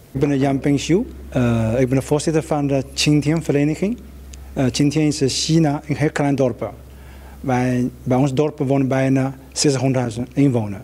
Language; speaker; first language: Dutch; non-native, learner; Chinese